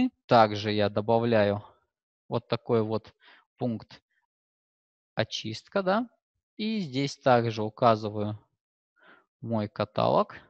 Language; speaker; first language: Russian; native; Russian